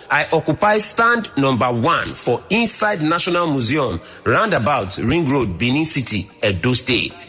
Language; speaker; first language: Nigerian Pidgin; native; Nigerian Pidgin